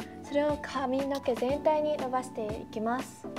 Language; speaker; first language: Japanese; early bilingual, heritage; Japanese